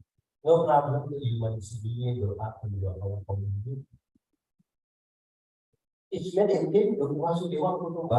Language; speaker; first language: English; non-native, learner; Indonesian